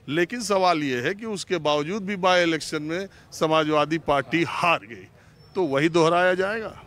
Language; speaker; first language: Hindi; native; Hindi